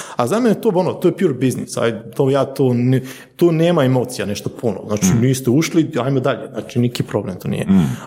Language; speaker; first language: Croatian; early bilingual, heritage; Slovenian